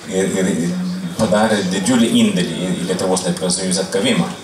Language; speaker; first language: Lithuanian; non-native, fluent; Swedish